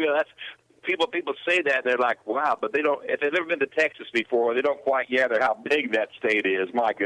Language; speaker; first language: English; native; English